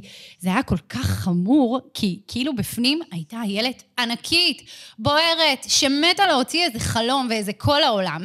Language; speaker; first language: Hebrew; native; Hebrew